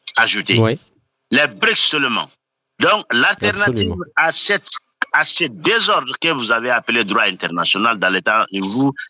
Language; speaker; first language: French; non-native, local second language; Bambara